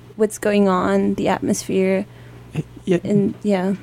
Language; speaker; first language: English; non-native, fluent; German